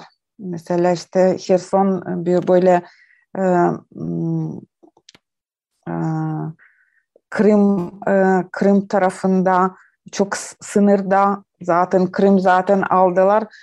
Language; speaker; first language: Turkish; non-native, learner; Ukrainian